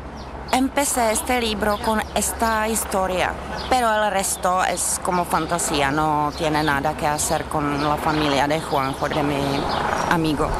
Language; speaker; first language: Spanish; non-native, learner; Czech